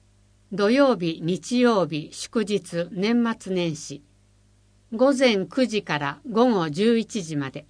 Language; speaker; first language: Japanese; native; Japanese